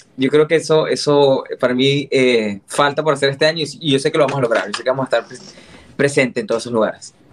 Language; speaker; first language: Spanish; native; Spanish